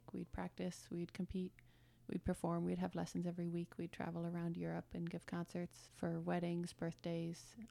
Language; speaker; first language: English; early bilingual, other home language; German